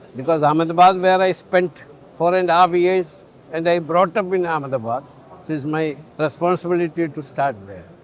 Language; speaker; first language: English; non-native, local second language; Malayalam